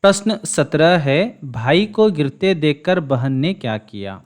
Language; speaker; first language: Hindi; non-native, local second language; Kannada